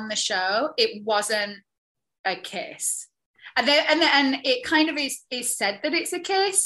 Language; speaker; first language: English; native; English